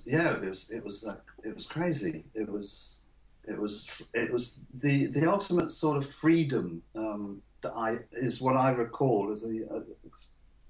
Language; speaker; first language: English; native; English